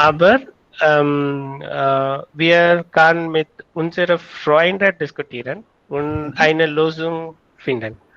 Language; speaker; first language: German; non-native, learner; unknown